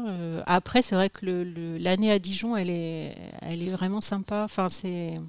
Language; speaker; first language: French; native; French